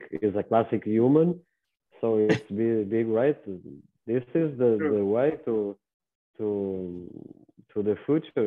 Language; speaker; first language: English; non-native, learner; Portuguese